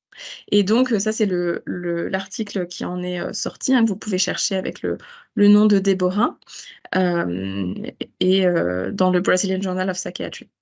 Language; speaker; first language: French; native; French